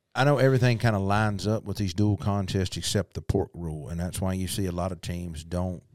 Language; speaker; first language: English; native; English